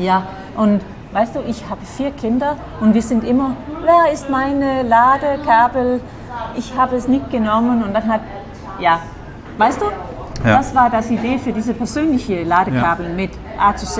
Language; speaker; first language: German; non-native, fluent; Danish